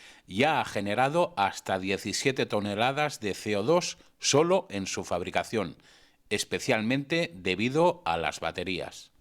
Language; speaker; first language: Spanish; native; Spanish